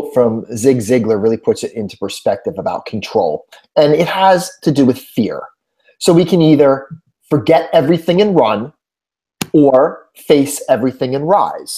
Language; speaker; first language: English; native; English